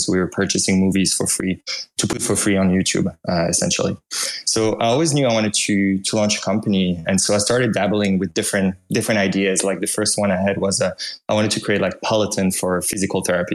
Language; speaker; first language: English; non-native, fluent; French